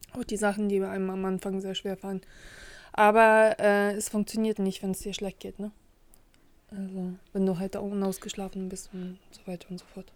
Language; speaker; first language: German; early bilingual, other home language; Russian